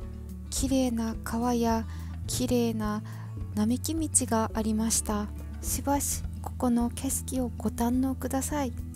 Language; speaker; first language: Japanese; non-native, fluent; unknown